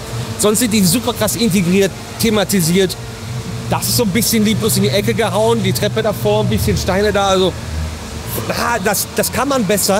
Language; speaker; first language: German; native; German